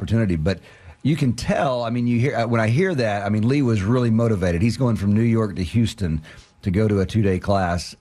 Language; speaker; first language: English; native; English